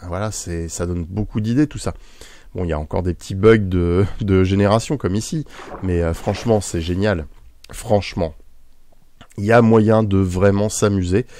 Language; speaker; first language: French; native; French